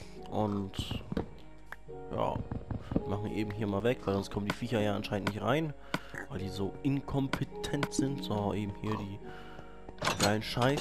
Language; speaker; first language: German; native; German